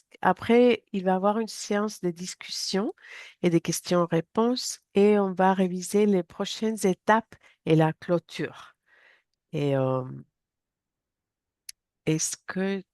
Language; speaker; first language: French; non-native, fluent; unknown